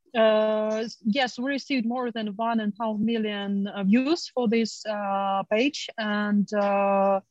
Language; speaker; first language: English; non-native, fluent; Ukrainian